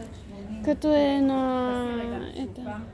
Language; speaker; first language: Russian; early bilingual, heritage; Hebrew